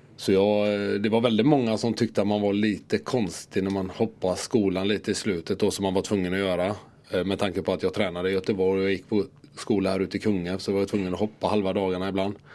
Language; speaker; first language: Swedish; native; Swedish